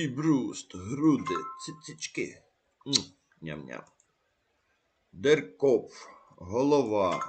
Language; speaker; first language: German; non-native, learner; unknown